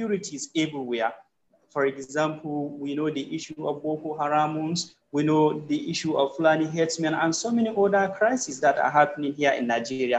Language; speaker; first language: English; non-native, local second language; Hausa